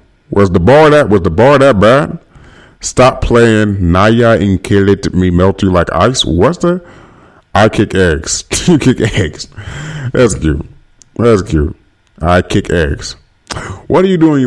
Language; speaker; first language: English; native; English